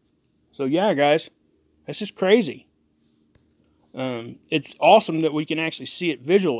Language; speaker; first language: English; native; English